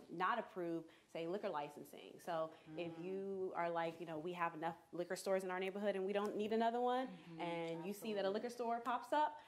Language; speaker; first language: English; native; English